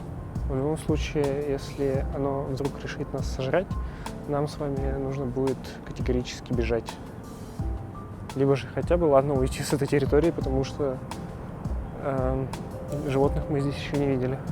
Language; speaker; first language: Russian; native; Russian